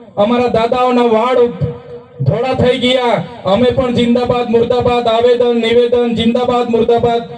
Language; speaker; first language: Gujarati; non-native, local second language; Vasavi